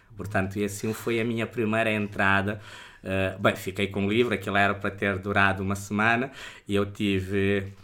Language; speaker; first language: Portuguese; non-native, local second language; Kabuverdianu